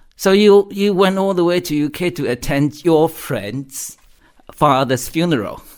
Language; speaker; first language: English; non-native, fluent; Chinese